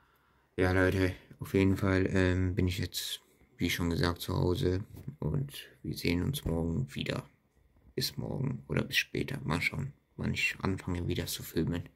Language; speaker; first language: German; early bilingual, other home language; Turkish